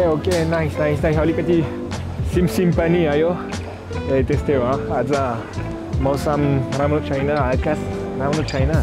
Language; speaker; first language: Nepali; non-native, fluent; French